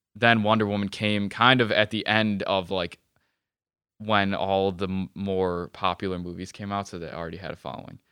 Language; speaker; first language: English; native; English